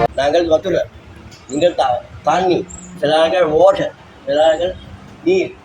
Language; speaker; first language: Tamil; non-native, local second language; Sinhala